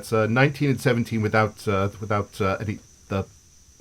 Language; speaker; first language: English; native; English